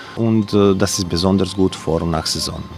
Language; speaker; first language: German; non-native, learner; Croatian